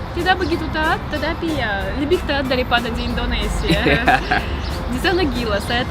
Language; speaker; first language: Indonesian; non-native, learner; Russian